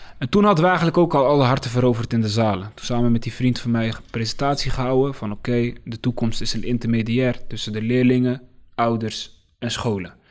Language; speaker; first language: Dutch; early bilingual, other home language; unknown